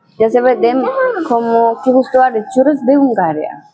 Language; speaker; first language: Romanian; non-native, learner; Spanish